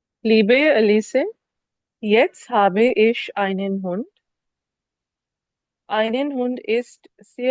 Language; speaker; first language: German; non-native, learner; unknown